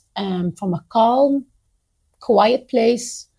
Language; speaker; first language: English; non-native, fluent; Dutch